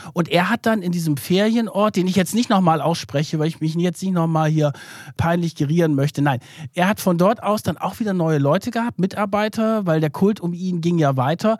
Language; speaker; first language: German; early bilingual, other home language; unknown